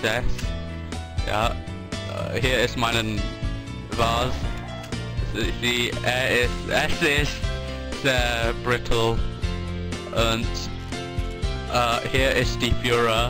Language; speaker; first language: German; non-native, learner; English